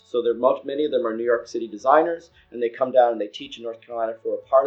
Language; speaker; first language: English; native; English